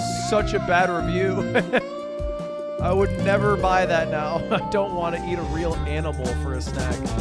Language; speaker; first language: English; native; English